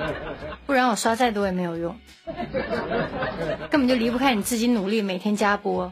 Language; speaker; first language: Chinese; native; Chinese